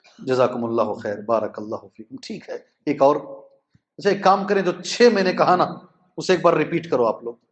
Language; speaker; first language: Urdu; native; Urdu